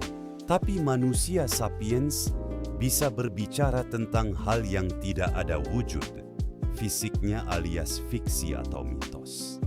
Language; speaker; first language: Indonesian; native; Indonesian